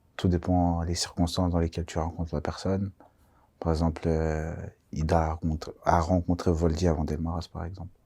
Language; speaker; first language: French; early bilingual, other home language; Kongo